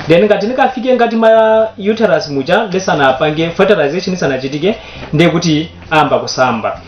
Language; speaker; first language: Nyanja; native; Nyanja